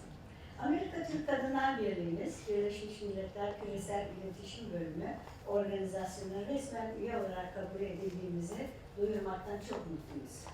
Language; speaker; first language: Turkish; native; Turkish